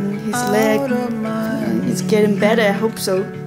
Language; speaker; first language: English; non-native, learner; Chinese